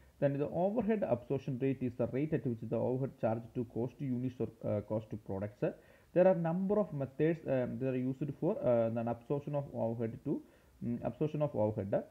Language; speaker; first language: English; non-native, local second language; Malayalam